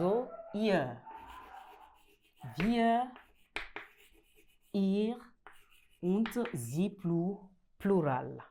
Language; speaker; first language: German; non-native, fluent; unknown